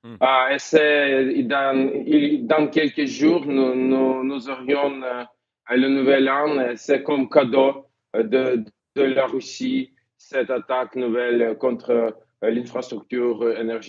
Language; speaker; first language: French; non-native, learner; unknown